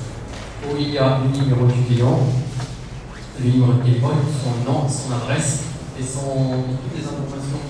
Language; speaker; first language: French; non-native, local second language; Arabic